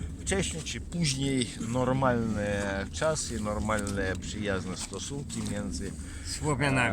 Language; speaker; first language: Polish; non-native, fluent; Russian